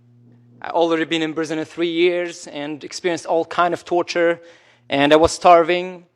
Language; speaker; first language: English; non-native, local second language; Arabic